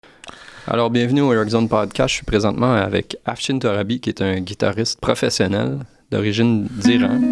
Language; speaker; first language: French; native; French